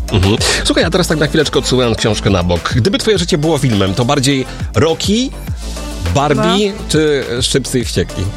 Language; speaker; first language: Polish; native; Polish